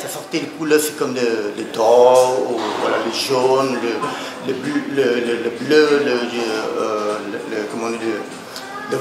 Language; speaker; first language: French; non-native, learner; Khmer